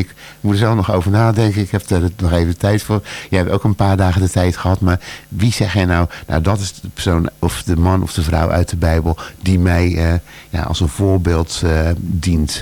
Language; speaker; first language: Dutch; native; Dutch